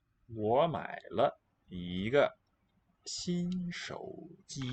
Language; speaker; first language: Chinese; non-native, learner; English